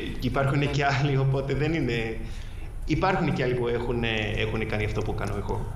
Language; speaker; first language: Greek; early bilingual, heritage; English